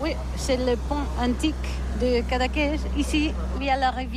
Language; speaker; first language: French; non-native, learner; Catalan